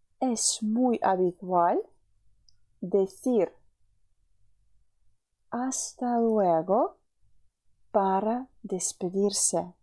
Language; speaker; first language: Spanish; non-native, fluent; Ukrainian